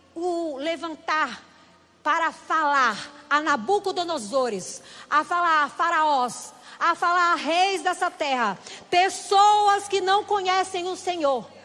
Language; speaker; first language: Portuguese; native; Portuguese